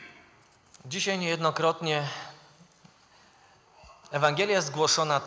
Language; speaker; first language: Polish; native; Polish